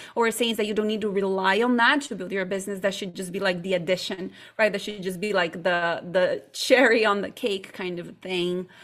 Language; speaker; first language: English; non-native, fluent; Portuguese